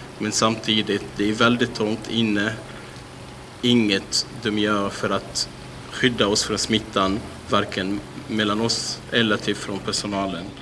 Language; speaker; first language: Swedish; non-native, fluent; Arabic